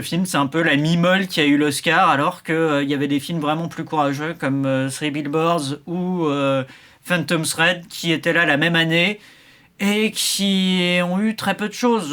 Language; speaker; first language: French; native; French